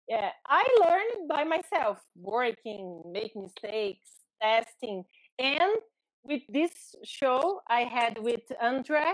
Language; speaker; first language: English; non-native, learner; Portuguese